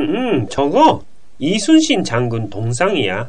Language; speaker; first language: Korean; non-native, fluent; Japanese